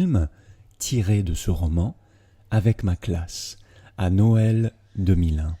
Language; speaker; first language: French; native; French